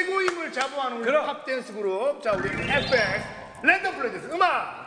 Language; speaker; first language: Korean; native; Korean